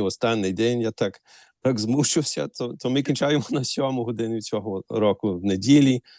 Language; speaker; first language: Ukrainian; early bilingual, heritage; Ukrainian